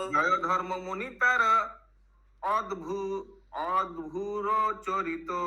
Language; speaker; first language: Hindi; non-native, local second language; Bangla